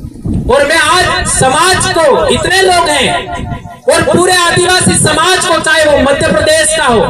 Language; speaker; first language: Hindi; non-native, local second language; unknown